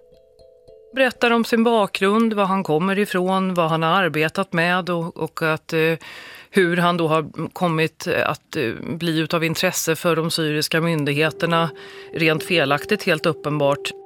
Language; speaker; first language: Swedish; native; Swedish